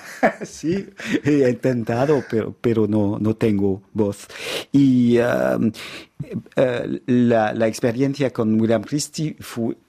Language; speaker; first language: Spanish; non-native, fluent; French